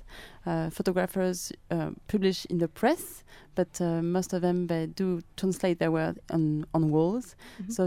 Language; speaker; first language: English; non-native, fluent; French